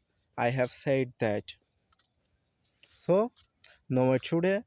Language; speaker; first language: English; non-native, learner; Bangla